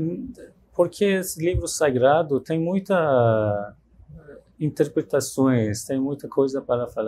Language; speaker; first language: Portuguese; non-native, fluent; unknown